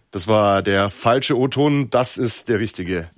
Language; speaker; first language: German; native; German